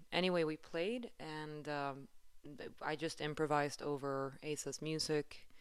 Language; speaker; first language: English; non-native, fluent; Swedish